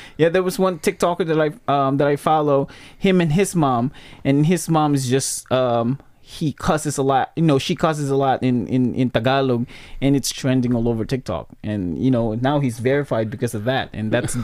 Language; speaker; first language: English; non-native, local second language; Pampanga